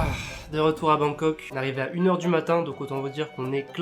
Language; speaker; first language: French; native; French